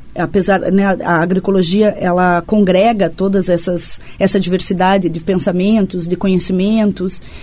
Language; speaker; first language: Portuguese; native; Portuguese